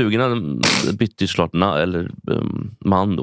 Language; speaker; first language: Swedish; native; Swedish